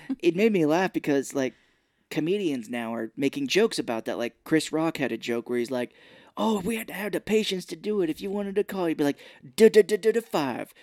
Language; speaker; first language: English; native; English